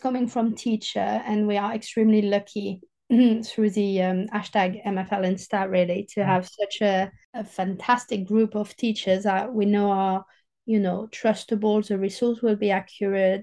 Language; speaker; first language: English; non-native, fluent; French